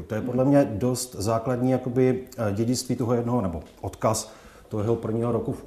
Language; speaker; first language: Czech; native; Czech